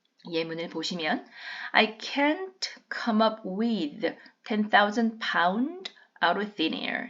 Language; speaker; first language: English; non-native, fluent; Korean